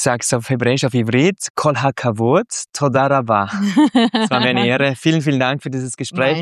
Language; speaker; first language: German; native; German